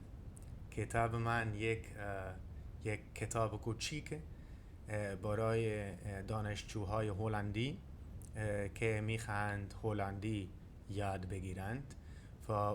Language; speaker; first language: Persian; non-native, learner; Dutch